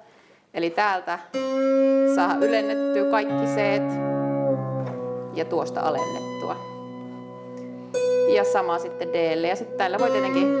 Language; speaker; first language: Finnish; native; Finnish